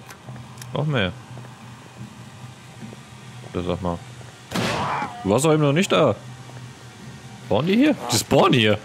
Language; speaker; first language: German; native; German